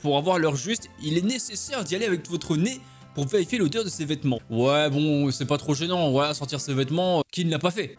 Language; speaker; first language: French; native; French